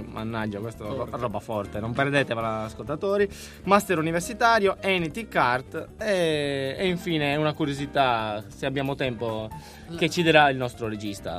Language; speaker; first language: Italian; native; Italian